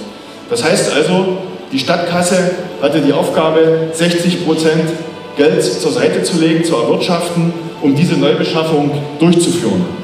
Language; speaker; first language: German; native; German